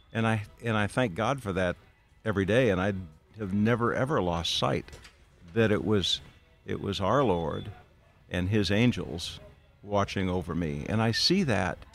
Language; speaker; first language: English; native; English